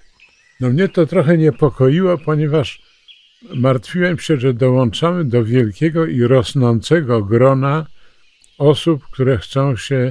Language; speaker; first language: Polish; native; Polish